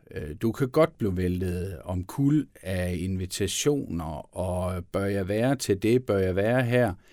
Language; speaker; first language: Danish; native; Danish